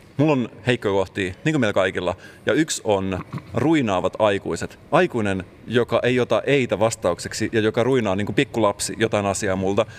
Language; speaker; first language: Finnish; native; Finnish